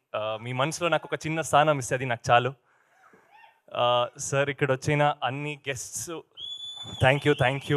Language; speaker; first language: Telugu; non-native, learner; Kannada